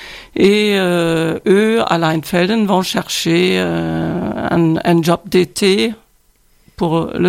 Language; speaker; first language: French; non-native, fluent; German